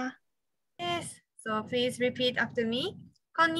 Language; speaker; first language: English; non-native, learner; Japanese